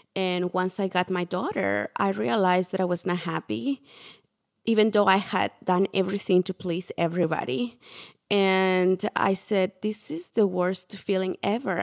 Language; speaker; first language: English; non-native, fluent; Spanish